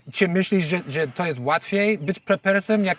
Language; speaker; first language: Polish; non-native, fluent; English